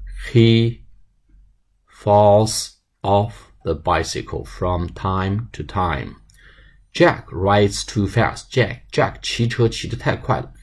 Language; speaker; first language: English; non-native, fluent; Chinese